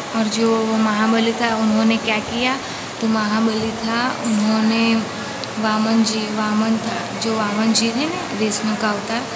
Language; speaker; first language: Hindi; non-native, local second language; Gujarati